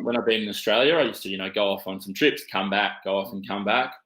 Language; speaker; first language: English; native; English